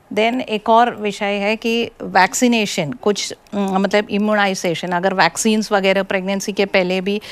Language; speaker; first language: Hindi; non-native, local second language; Malayalam